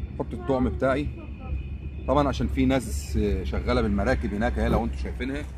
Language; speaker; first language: Arabic; native; Arabic